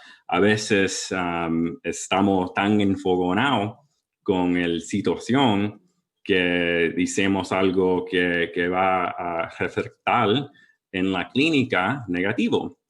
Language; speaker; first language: Spanish; early bilingual, heritage; English